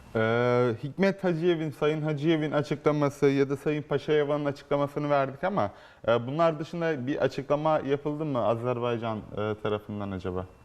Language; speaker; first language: Turkish; native; Turkish